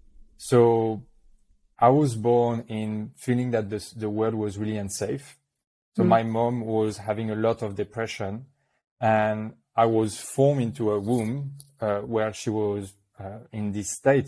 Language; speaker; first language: English; non-native, fluent; French